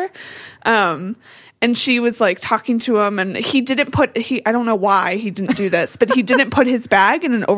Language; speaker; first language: English; native; English